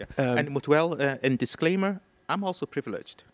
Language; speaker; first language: Dutch; non-native, fluent; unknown